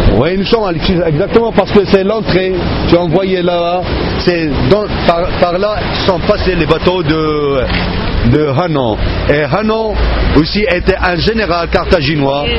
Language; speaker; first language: French; non-native, fluent; Arabic